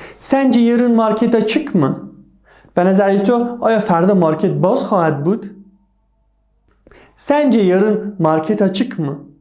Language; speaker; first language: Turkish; non-native, fluent; Persian